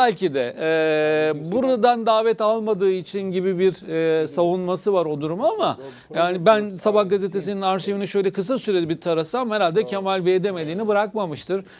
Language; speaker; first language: Turkish; native; Turkish